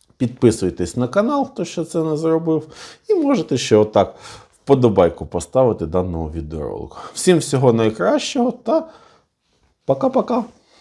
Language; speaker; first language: Ukrainian; non-native, local second language; Russian